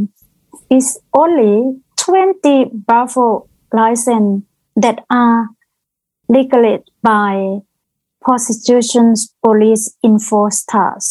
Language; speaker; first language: English; non-native, learner; Thai